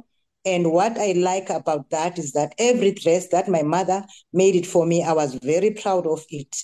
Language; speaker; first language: English; non-native, local second language; Xhosa